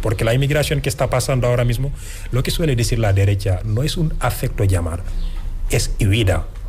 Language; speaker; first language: Spanish; non-native, fluent; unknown